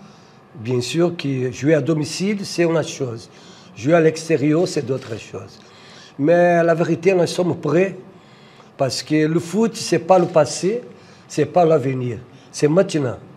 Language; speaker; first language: French; non-native, fluent; Portuguese